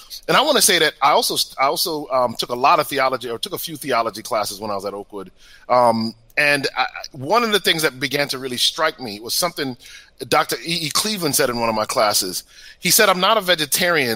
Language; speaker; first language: English; native; English